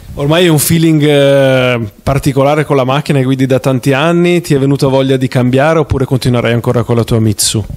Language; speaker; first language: Italian; native; Italian